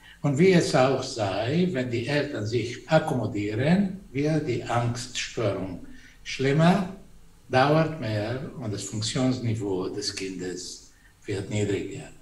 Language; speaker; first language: German; non-native, fluent; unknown